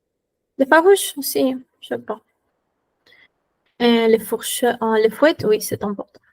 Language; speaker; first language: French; non-native, fluent; Spanish